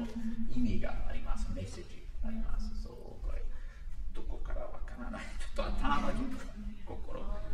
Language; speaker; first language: Japanese; non-native, learner; Italian